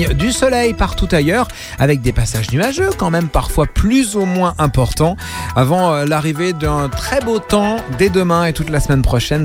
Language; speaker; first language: French; native; French